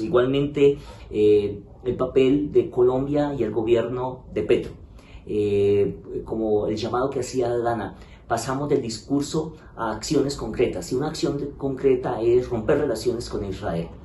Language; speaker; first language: Spanish; native; Spanish